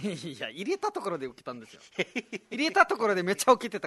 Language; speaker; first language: Japanese; non-native, fluent; Nepali